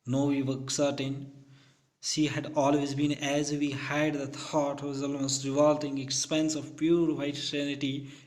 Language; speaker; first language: English; non-native, local second language; Hindi